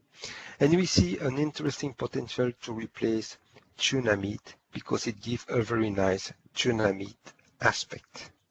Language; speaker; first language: English; non-native, fluent; French